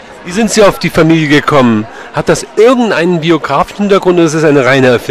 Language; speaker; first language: German; native; German